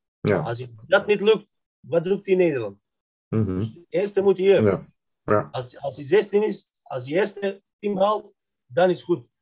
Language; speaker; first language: Dutch; non-native, fluent; Macedonian